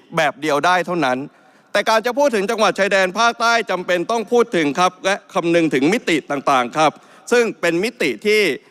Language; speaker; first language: Thai; native; Thai